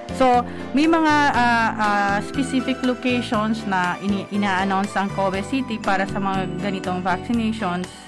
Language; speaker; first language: Filipino; native; Filipino